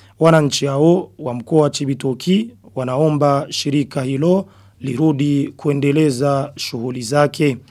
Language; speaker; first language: Swahili; non-native, local second language; Rundi